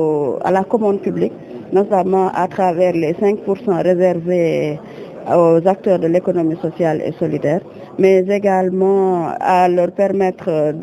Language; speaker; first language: French; native; French